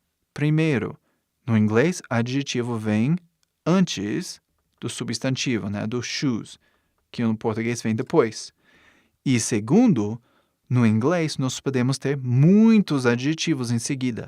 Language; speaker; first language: Portuguese; non-native, fluent; English